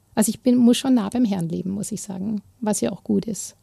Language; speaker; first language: German; native; German